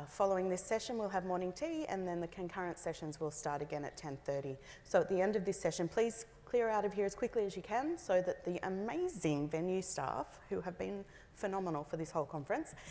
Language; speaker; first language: English; native; English